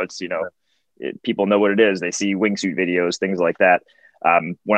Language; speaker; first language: English; native; English